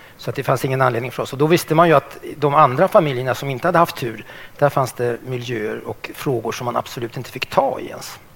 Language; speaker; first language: Swedish; native; Swedish